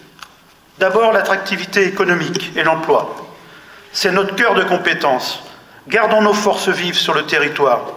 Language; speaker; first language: French; native; French